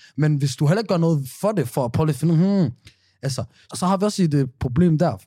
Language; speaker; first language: Danish; early bilingual, other home language; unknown